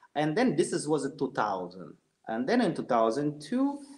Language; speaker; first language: English; non-native, fluent; Russian